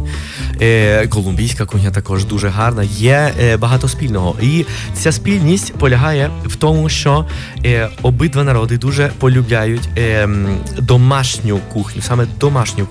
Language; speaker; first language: Ukrainian; non-native, fluent; Spanish